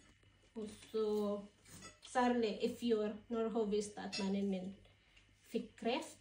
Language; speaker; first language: Norwegian; non-native, learner; Filipino